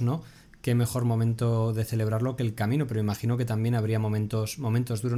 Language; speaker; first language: Spanish; native; Spanish